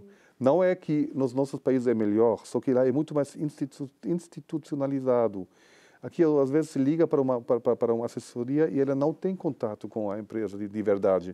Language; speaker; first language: Portuguese; non-native, fluent; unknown